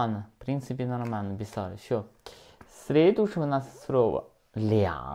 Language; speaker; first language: Russian; non-native, learner; Chinese